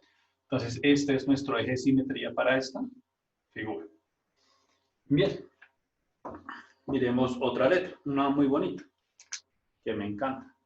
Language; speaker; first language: Spanish; native; Spanish